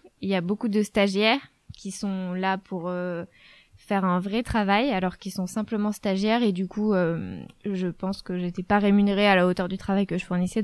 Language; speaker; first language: French; native; French